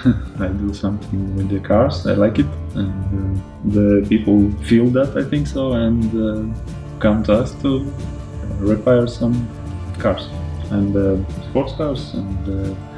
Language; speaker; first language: English; non-native, learner; Latvian